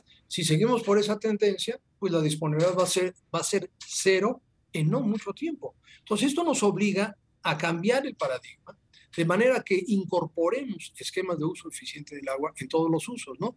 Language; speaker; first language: Spanish; native; Spanish